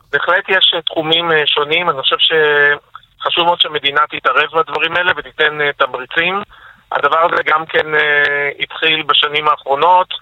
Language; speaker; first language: Hebrew; native; Hebrew